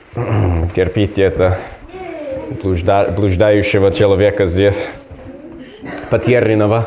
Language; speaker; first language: Russian; non-native, learner; English